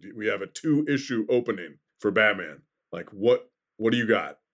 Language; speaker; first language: English; native; English